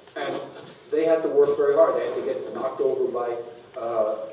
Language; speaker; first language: English; native; English